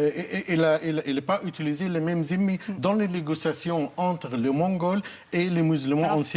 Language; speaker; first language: French; non-native, fluent; Arabic